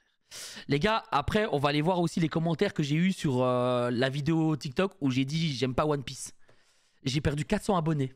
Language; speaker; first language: French; native; French